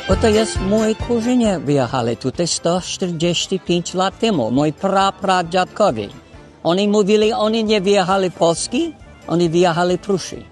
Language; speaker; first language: Polish; early bilingual, heritage; English